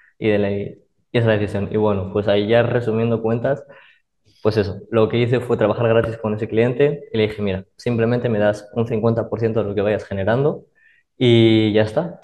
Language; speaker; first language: Spanish; early bilingual, other home language; Arabic